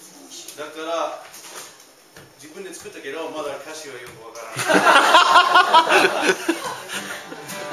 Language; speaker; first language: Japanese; non-native, fluent; English